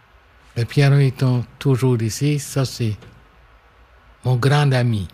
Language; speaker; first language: French; non-native, local second language; English